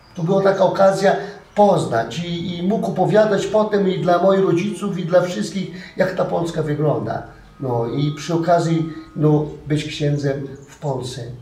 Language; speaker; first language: Polish; non-native, fluent; Portuguese